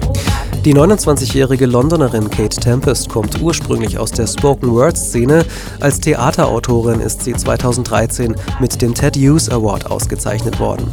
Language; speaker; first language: German; native; German